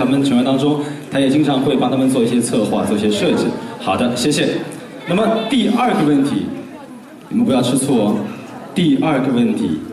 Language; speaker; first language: Chinese; native; Chinese